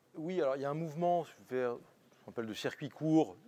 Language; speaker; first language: French; native; French